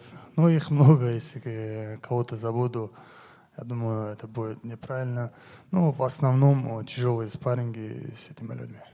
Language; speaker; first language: Russian; non-native, local second language; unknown